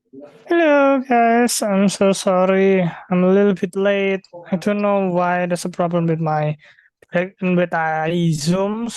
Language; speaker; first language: English; non-native, fluent; Indonesian